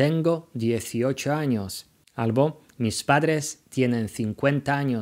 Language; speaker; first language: Spanish; non-native, fluent; Polish